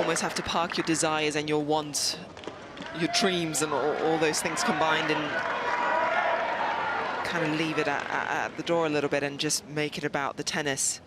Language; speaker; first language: English; native; English